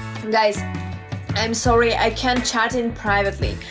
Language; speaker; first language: English; non-native, learner; Russian